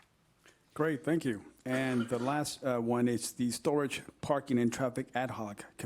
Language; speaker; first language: English; native; English